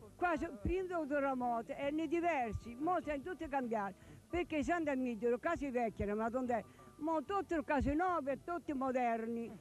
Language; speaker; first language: Italian; native; Italian